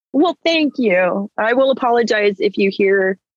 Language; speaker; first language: English; early bilingual, other home language; Spanish